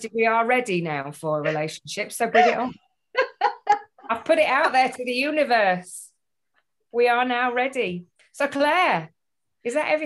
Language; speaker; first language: English; native; English